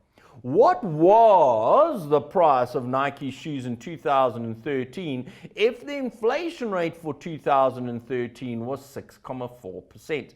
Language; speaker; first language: English; native; English